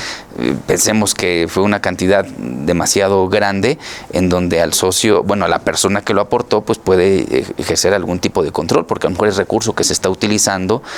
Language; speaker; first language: Spanish; native; Spanish